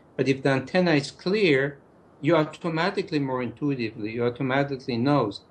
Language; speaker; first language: English; non-native, fluent; Hebrew